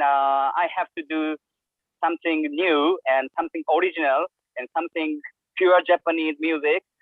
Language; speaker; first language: English; non-native, learner; Japanese